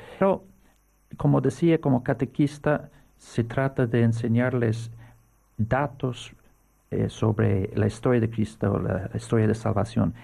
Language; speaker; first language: Spanish; non-native, fluent; English